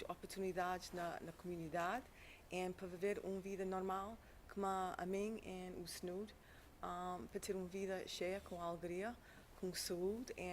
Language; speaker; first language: Portuguese; early bilingual, heritage; English